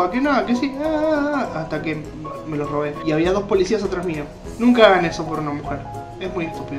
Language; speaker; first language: Spanish; native; Spanish